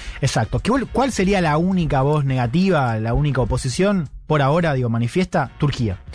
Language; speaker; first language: Spanish; native; Spanish